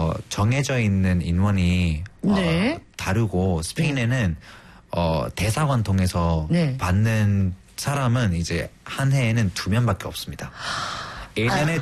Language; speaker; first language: Korean; non-native, fluent; Spanish